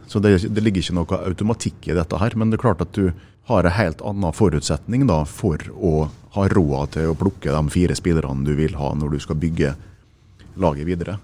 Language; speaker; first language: Norwegian; native; Norwegian